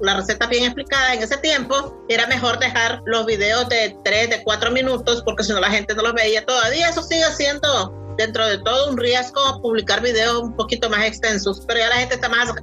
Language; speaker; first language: Spanish; native; Spanish